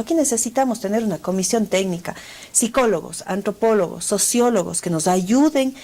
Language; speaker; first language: Spanish; native; Spanish